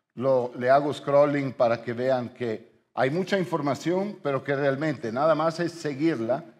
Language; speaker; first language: Spanish; non-native, fluent; Italian